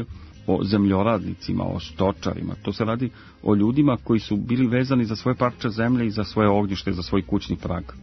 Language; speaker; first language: Croatian; native; Croatian